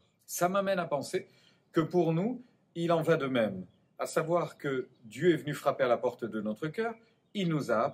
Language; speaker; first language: French; native; French